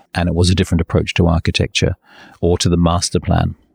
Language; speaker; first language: English; native; English